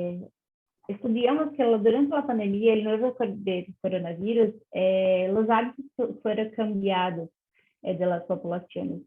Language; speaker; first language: Spanish; non-native, learner; Portuguese